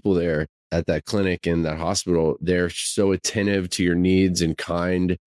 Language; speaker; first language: English; native; English